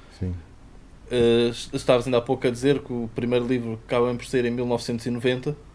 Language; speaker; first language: Portuguese; native; Portuguese